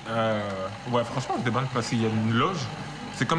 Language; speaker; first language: French; native; French